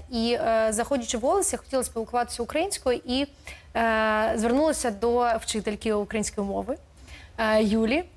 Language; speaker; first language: Ukrainian; non-native, local second language; Russian